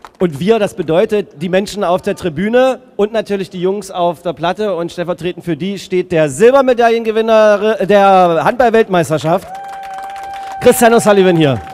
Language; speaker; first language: German; native; German